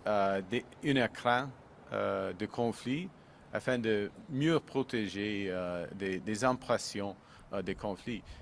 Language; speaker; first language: French; non-native, local second language; English